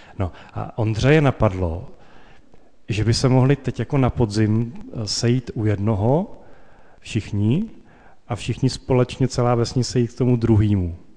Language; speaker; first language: Czech; native; Czech